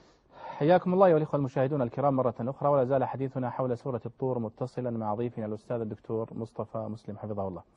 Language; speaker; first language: Arabic; native; Arabic